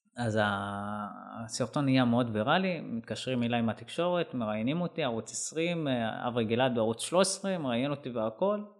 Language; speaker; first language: Hebrew; non-native, local second language; Arabic